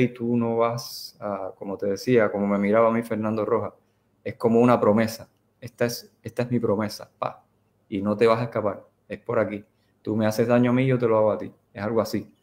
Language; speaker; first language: Spanish; native; Spanish